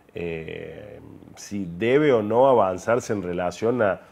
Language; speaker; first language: Spanish; native; Spanish